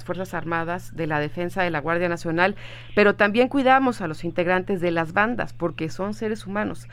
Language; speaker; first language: Spanish; native; Spanish